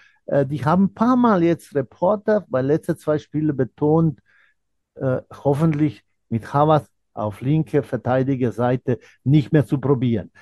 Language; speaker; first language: German; non-native, fluent; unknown